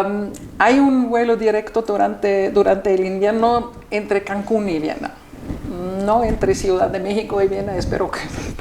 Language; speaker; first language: Spanish; non-native, fluent; German